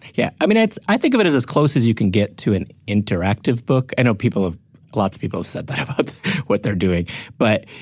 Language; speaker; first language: English; native; English